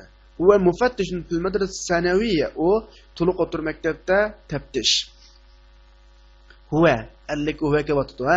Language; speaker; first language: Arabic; non-native, fluent; Uyghur